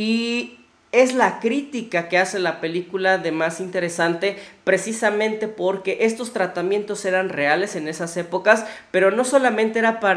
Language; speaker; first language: Spanish; native; Spanish